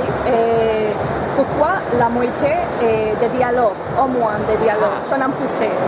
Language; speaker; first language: French; non-native, learner; Spanish